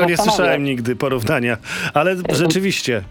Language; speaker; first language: Polish; native; Polish